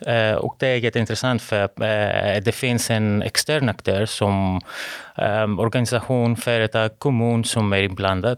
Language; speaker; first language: Swedish; non-native, fluent; Greek